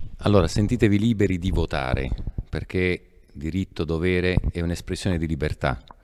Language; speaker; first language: Italian; native; Italian